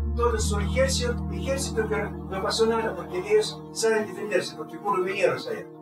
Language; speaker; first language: Spanish; non-native, fluent; Russian